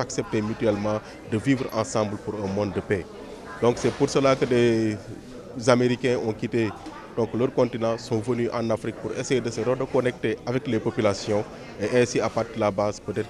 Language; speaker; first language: French; non-native, local second language; Wolof